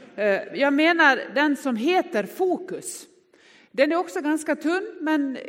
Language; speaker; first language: Swedish; native; Swedish